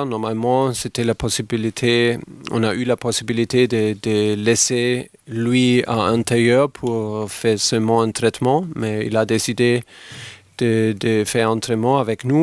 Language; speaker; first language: French; non-native, fluent; German